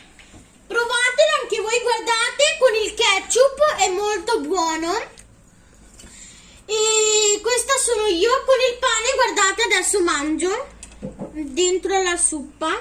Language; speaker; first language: Italian; early bilingual, other home language; Urdu